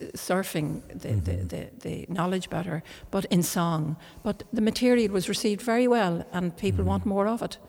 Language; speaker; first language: English; non-native, local second language; Irish